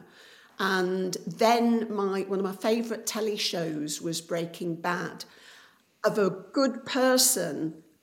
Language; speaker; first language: English; native; English